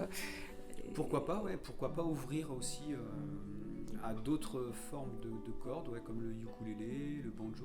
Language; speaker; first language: French; native; French